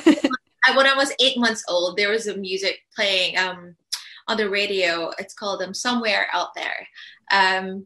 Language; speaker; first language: English; non-native, local second language; Filipino